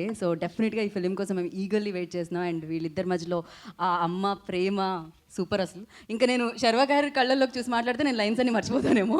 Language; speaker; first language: Telugu; native; Telugu